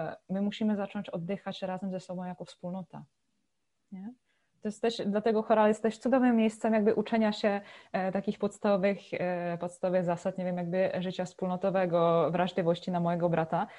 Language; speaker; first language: Polish; non-native, fluent; Czech